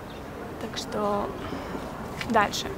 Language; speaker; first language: Russian; early bilingual, heritage; Russian